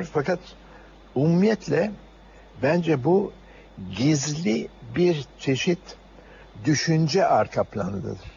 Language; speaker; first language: Turkish; native; Turkish